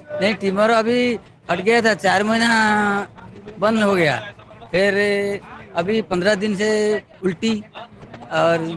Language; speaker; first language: Hindi; non-native, local second language; Odia